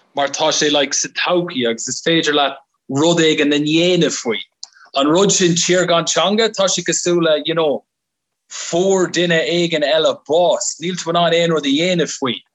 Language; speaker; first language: Irish; non-native, local second language; English